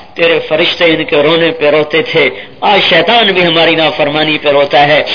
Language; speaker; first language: Urdu; non-native, local second language; Punjabi